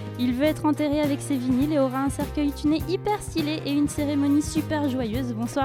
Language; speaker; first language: French; native; French